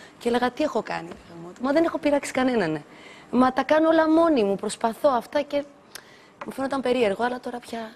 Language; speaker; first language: Greek; early bilingual, other home language; Albanian